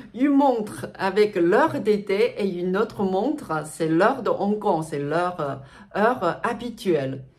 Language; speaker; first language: French; non-native, fluent; Chinese